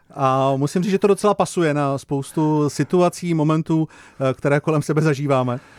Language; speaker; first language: Czech; native; Czech